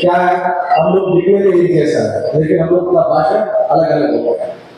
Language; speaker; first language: Hindi; non-native, local second language; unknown